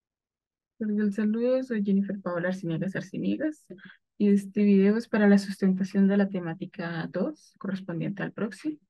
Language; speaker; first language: Spanish; native; Spanish